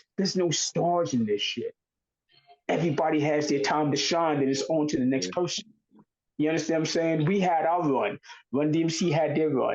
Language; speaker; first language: English; native; English